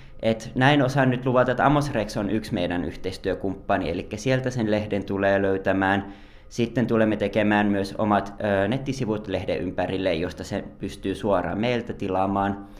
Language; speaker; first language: Finnish; native; Finnish